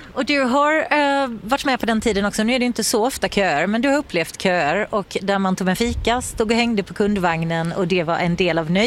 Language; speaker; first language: Swedish; native; Swedish